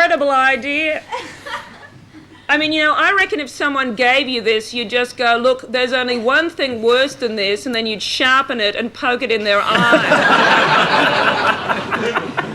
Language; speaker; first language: English; native; English